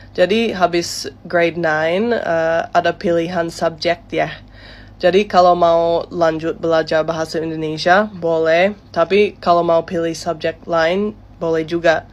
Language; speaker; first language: Indonesian; non-native, fluent; English